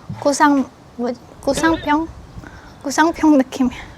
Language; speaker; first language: Korean; non-native, learner; Indonesian